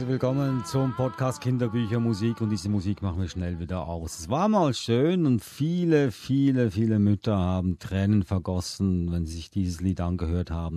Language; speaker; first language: German; native; German